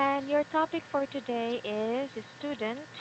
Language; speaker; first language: English; non-native, fluent; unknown